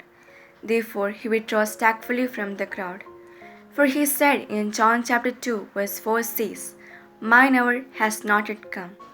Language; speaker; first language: English; non-native, local second language; Malayalam